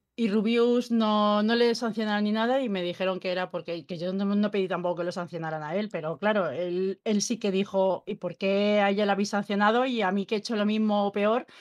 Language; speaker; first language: Spanish; native; Spanish